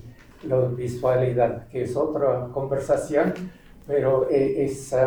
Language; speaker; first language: Spanish; non-native, fluent; English